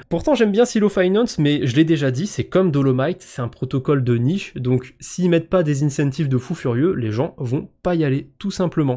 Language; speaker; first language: French; native; French